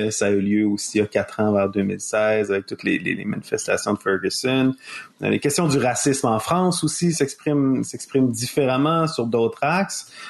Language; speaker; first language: French; native; French